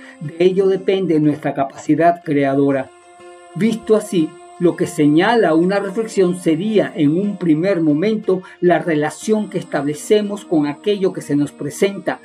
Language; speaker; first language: Spanish; native; Spanish